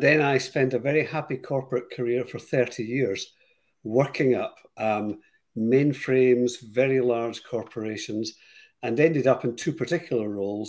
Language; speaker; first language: English; native; English